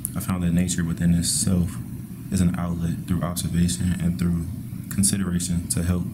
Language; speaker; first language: English; native; English